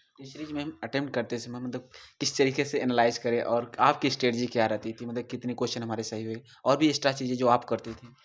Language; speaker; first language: Hindi; native; Hindi